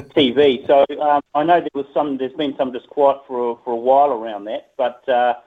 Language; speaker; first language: English; native; English